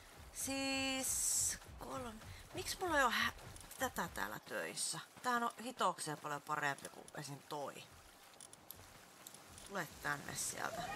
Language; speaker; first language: Finnish; native; Finnish